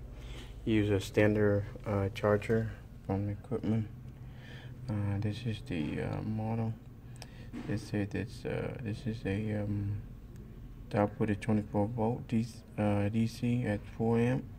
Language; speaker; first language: English; non-native, fluent; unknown